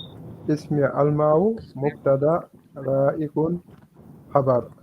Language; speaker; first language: Arabic; non-native, learner; Japanese